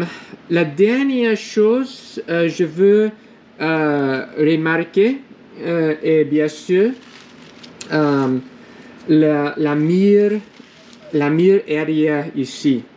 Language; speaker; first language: French; non-native, learner; English